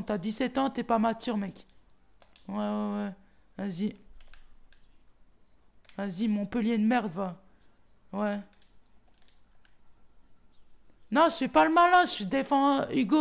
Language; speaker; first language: French; native; French